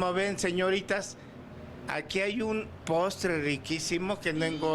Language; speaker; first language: Spanish; native; Spanish